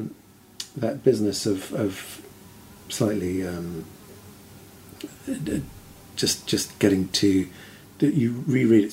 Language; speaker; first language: English; native; English